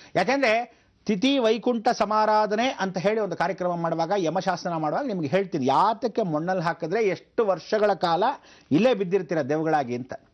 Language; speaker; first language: Kannada; native; Kannada